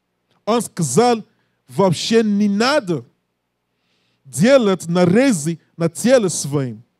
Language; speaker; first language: Russian; non-native, learner; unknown